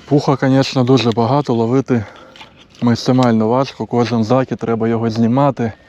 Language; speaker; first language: Ukrainian; non-native, local second language; Russian